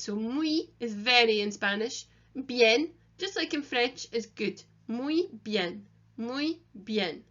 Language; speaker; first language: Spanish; non-native, learner; English